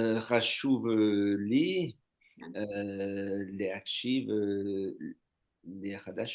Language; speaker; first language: Hebrew; non-native, learner; French